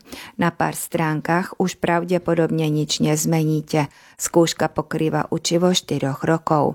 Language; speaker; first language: Slovak; early bilingual, heritage; Slovak